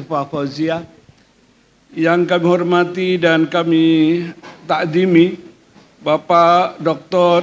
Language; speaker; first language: Indonesian; native; Indonesian